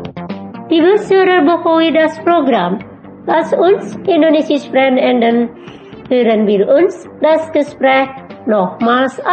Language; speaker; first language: German; non-native, fluent; Indonesian